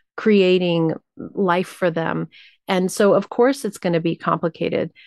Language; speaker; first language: English; native; English